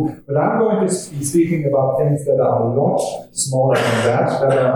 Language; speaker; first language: English; non-native, fluent; German